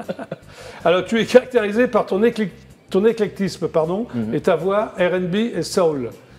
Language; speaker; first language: French; native; French